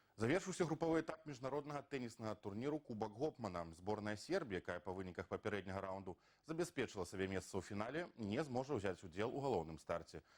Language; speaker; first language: Belarusian; native; Belarusian